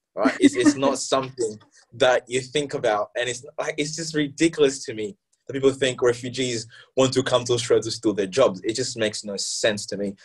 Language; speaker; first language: English; early bilingual, other home language; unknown